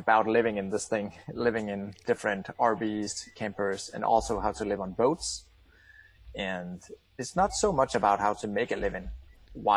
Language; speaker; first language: English; non-native, fluent; Danish